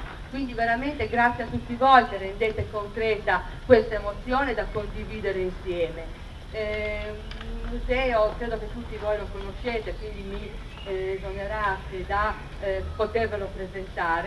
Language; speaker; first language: Italian; native; Italian